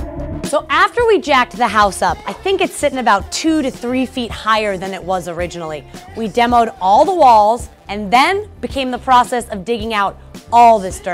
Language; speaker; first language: English; native; English